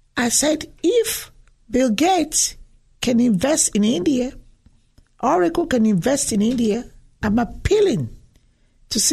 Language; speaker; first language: English; non-native, local second language; Yoruba